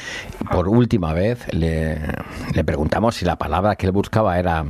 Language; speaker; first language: Spanish; native; Spanish